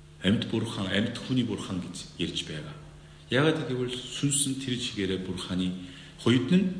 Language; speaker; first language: Mongolian; non-native, fluent; Korean